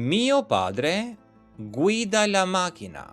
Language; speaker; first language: Italian; non-native, learner; Albanian